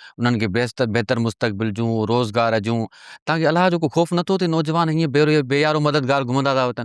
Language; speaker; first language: Sindhi; native; Sindhi